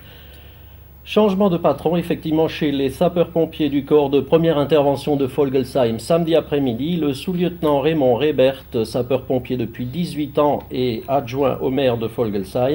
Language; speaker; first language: French; native; French